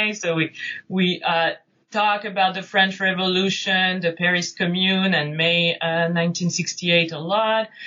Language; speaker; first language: English; non-native, fluent; French